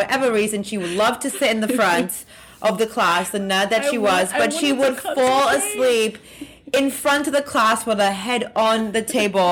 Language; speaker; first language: English; native; English